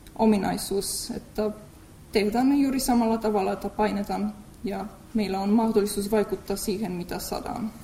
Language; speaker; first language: Finnish; non-native, fluent; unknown